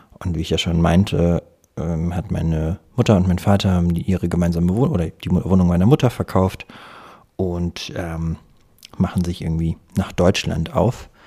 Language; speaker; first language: German; early bilingual, other home language; Russian